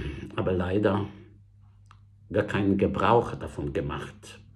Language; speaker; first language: German; non-native, fluent; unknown